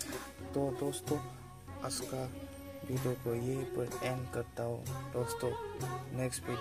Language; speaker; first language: Hindi; non-native, local second language; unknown